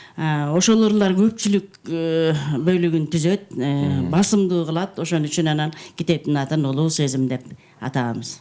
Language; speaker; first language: Kyrgyz; native; Kyrgyz